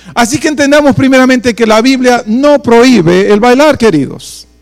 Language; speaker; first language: Spanish; native; Spanish